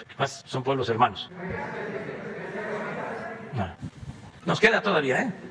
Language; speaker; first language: Spanish; native; Spanish